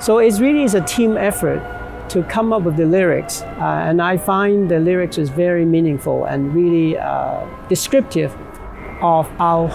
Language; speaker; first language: English; non-native, local second language; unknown